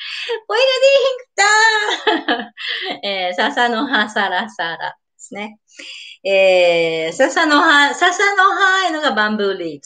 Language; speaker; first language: Japanese; native; Japanese